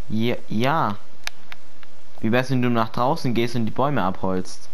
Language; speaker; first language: German; native; German